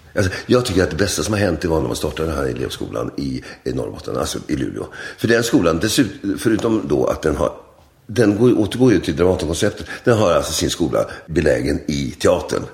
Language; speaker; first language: Swedish; native; Swedish